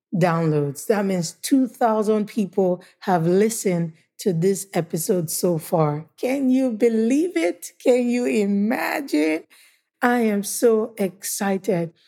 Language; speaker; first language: English; non-native, local second language; Igbo